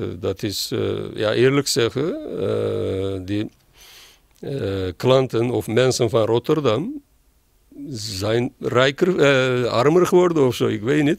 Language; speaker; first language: Dutch; non-native, learner; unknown